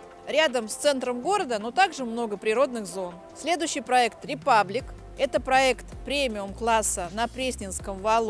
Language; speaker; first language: Russian; native; Russian